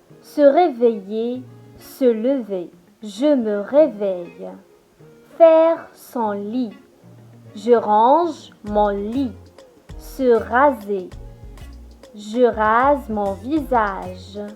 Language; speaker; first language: French; non-native, local second language; Arabic